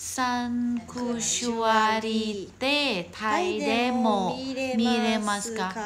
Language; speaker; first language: Japanese; non-native, learner; Thai